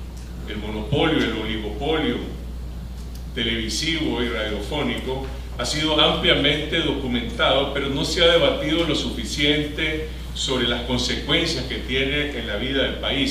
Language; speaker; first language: Spanish; native; Spanish